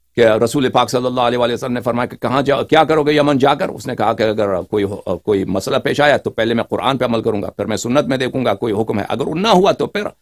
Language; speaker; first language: Urdu; native; Urdu